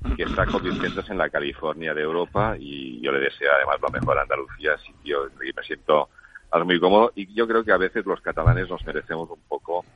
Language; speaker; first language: Spanish; non-native, local second language; Catalan